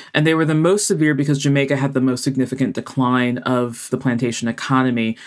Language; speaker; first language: English; native; English